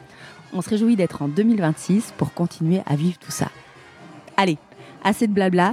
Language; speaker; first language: French; native; French